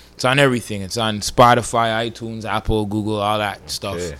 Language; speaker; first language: English; native; English